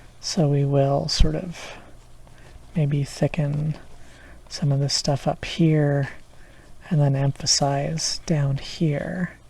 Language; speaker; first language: English; native; English